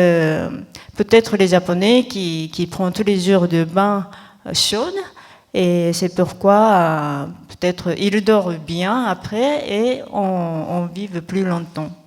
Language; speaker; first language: French; non-native, fluent; Japanese